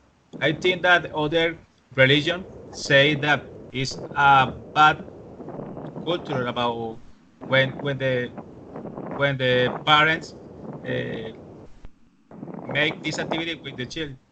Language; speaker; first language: English; non-native, learner; Spanish